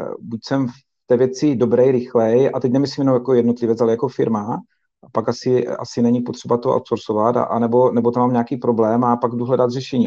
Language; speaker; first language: Czech; native; Czech